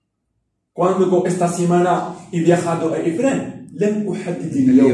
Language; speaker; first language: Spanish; non-native, fluent; Arabic